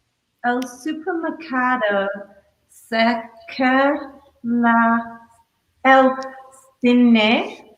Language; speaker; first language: Spanish; non-native, learner; English